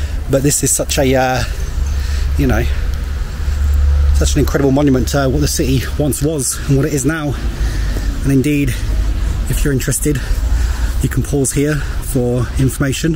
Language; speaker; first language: English; native; English